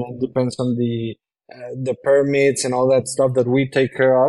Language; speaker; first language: English; non-native, fluent; Spanish